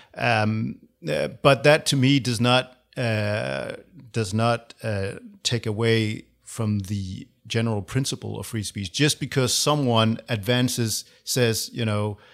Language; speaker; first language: English; non-native, fluent; Danish